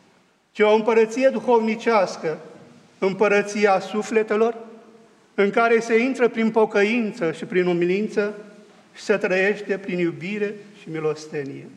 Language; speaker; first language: Romanian; native; Romanian